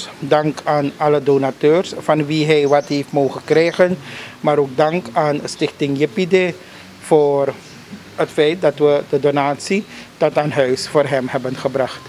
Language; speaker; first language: Dutch; native; Dutch